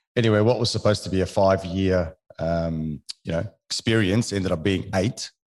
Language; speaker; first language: English; non-native, fluent; French